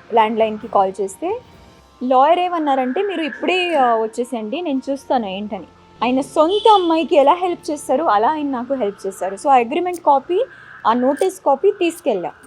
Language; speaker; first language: Telugu; non-native, fluent; Marathi